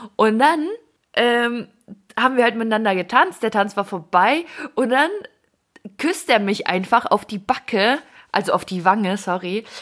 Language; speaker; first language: German; early bilingual, other home language; Ukrainian